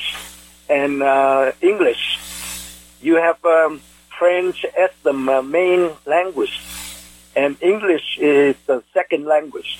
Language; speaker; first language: English; non-native, fluent; Vietnamese